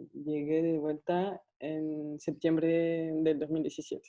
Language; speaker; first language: Spanish; non-native, fluent; French